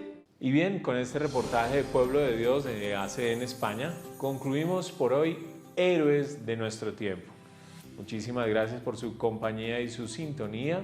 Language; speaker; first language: Spanish; native; Spanish